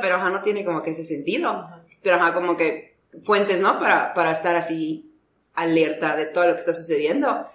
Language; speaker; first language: Spanish; native; Spanish